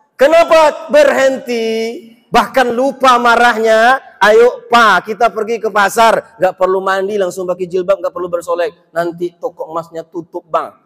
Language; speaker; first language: Indonesian; non-native, local second language; Minangkabau